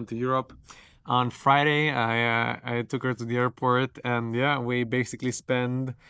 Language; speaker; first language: English; non-native, fluent; Romanian